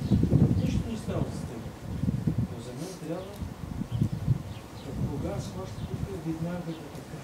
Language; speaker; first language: Bulgarian; non-native, learner; Russian